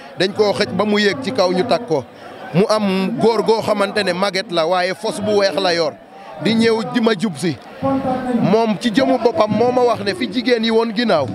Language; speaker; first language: Wolof; non-native, local second language; Serer